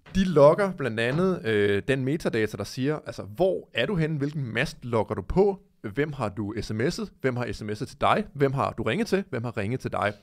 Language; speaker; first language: Danish; native; Danish